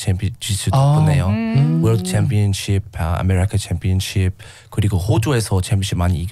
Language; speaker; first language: Korean; non-native, learner; English